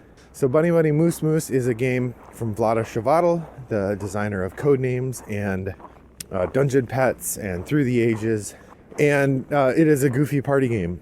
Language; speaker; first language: English; native; English